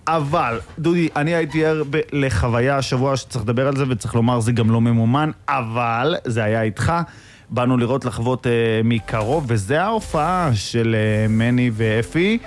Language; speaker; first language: Hebrew; native; Hebrew